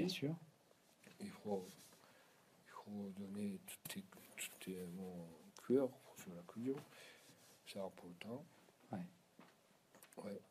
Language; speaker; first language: French; non-native, learner; Japanese